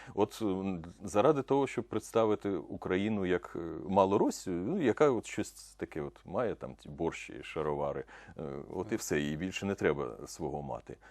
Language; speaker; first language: Ukrainian; non-native, local second language; Russian